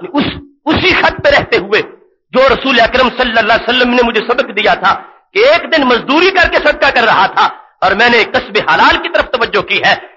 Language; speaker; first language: Urdu; native; Urdu